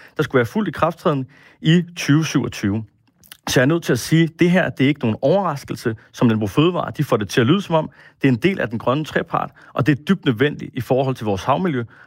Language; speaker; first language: Danish; native; Danish